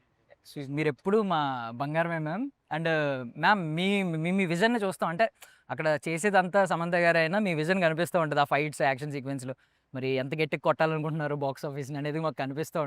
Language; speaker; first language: Telugu; native; Telugu